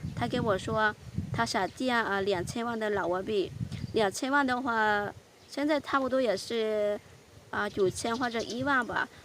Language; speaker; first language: Chinese; non-native, fluent; Lao